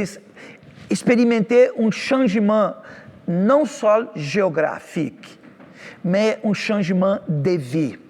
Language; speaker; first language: French; non-native, fluent; Portuguese